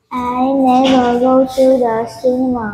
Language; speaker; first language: English; non-native, learner; Vietnamese